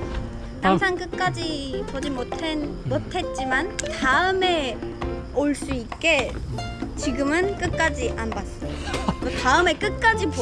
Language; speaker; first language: Korean; non-native, fluent; Armenian